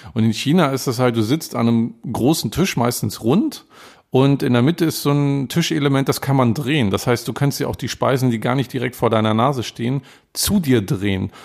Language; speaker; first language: German; native; German